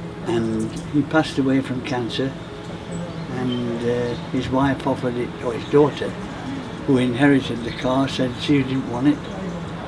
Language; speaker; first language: English; native; English